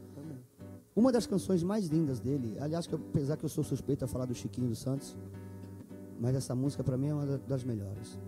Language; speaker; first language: Portuguese; native; Portuguese